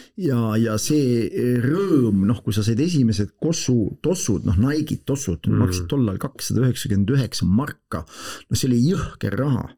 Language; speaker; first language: Estonian; native; Estonian